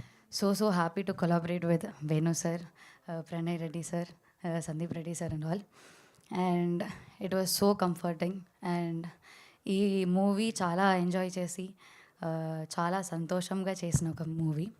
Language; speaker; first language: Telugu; non-native, learner; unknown